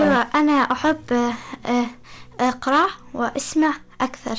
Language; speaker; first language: Arabic; non-native, learner; Persian